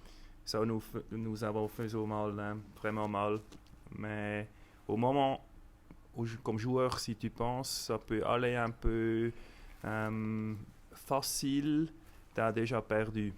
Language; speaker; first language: French; non-native, local second language; German